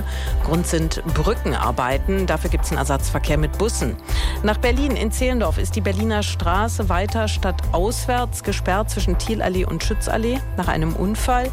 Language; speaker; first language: German; native; German